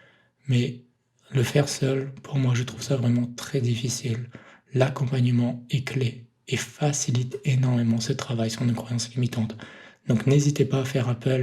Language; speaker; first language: French; native; French